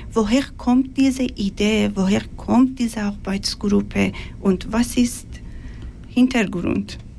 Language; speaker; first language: German; non-native, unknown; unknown